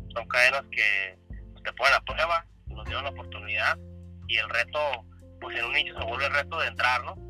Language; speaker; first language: Spanish; native; Spanish